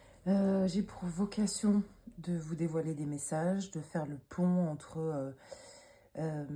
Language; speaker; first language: French; native; French